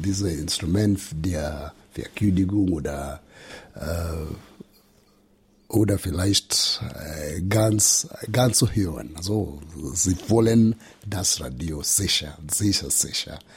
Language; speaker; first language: German; non-native, learner; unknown